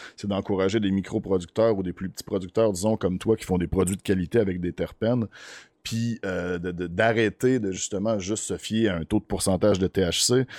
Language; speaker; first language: French; native; French